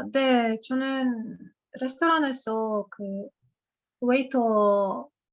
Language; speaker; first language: Korean; non-native, learner; Russian